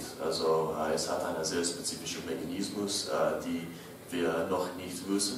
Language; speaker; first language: German; non-native, learner; English